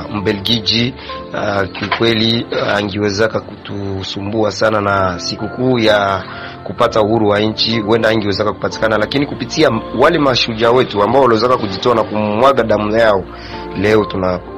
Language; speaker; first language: Swahili; native; Swahili